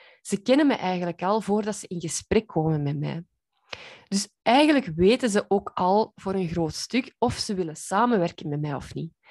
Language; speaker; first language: Dutch; native; Dutch